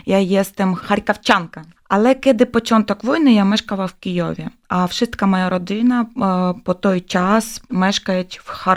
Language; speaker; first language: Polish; non-native, learner; Ukrainian